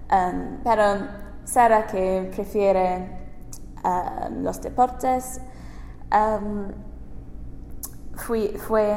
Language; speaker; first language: Spanish; non-native, learner; English